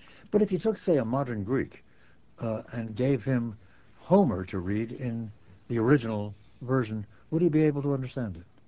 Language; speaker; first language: English; native; English